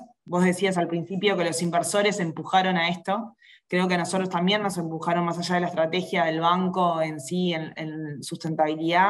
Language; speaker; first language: Spanish; native; Spanish